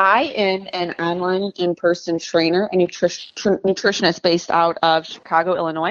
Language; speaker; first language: English; native; English